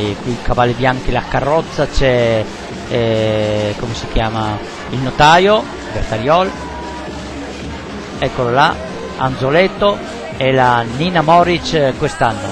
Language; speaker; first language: Italian; native; Italian